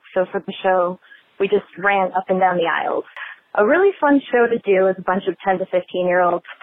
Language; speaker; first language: English; native; English